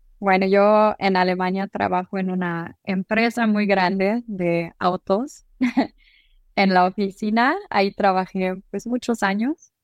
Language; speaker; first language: Spanish; non-native, fluent; German